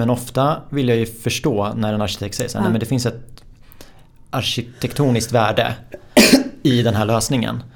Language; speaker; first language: Swedish; native; Swedish